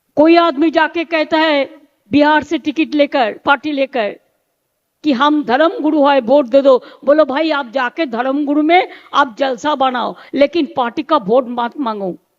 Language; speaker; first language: Hindi; non-native, local second language; Bangla